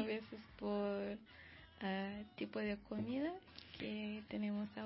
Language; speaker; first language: Spanish; non-native, learner; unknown